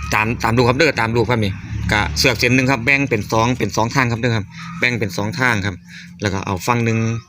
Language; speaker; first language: Thai; native; Thai